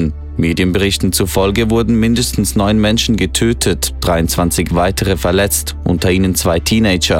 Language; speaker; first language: German; native; German